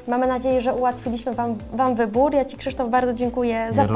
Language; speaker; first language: Polish; native; Polish